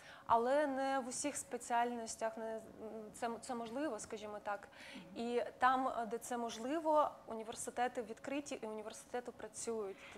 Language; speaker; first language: Ukrainian; non-native, local second language; Russian